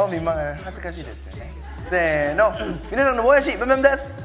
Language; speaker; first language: Japanese; non-native, learner; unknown